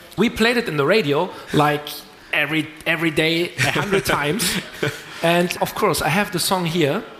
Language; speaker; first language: English; non-native, fluent; German